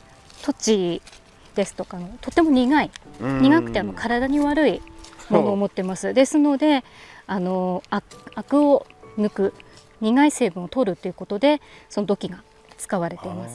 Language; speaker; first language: Japanese; native; Japanese